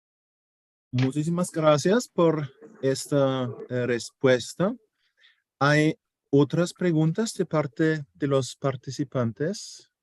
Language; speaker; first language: Spanish; non-native, fluent; German